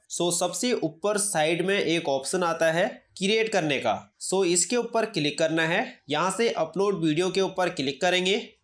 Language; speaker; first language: Hindi; native; Hindi